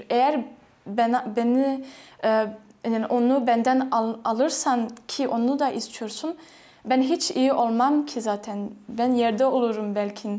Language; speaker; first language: Turkish; non-native, fluent; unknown